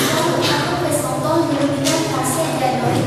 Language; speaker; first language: French; non-native, fluent; Vietnamese